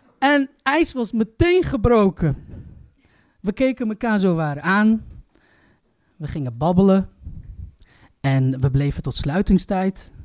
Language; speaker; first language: Dutch; early bilingual, other home language; Turkish